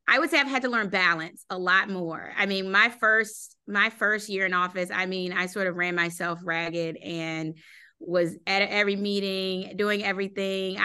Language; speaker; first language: English; native; English